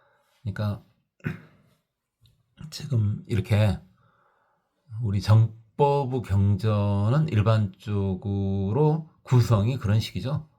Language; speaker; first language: Korean; native; Korean